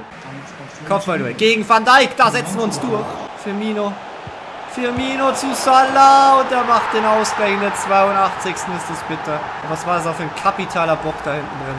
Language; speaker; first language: German; native; German